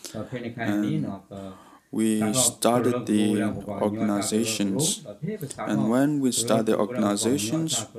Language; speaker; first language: English; non-native, fluent; Burmese